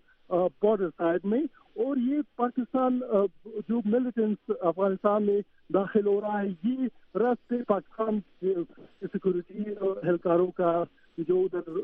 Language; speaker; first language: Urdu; non-native, fluent; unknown